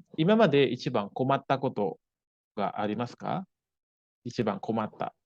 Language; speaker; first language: Japanese; non-native, fluent; Indonesian